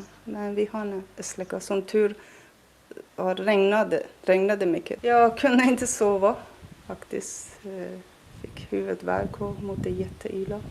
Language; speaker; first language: Swedish; non-native, fluent; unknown